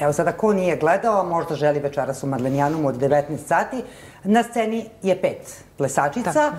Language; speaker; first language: Serbian; native; Serbian